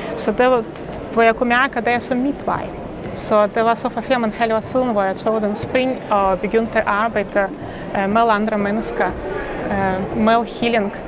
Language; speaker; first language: Danish; non-native, fluent; Russian